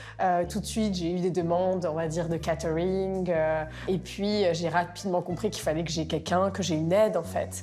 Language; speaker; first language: French; native; French